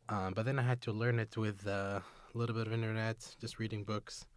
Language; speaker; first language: English; non-native, fluent; Arabic